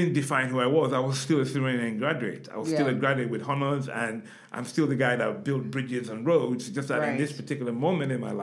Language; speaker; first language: English; non-native, local second language; Yoruba